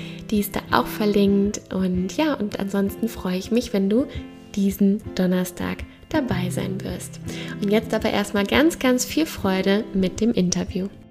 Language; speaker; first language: German; native; German